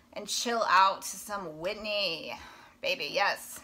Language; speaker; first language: English; native; English